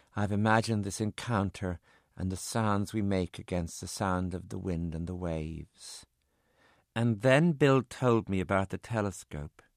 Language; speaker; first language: English; native; English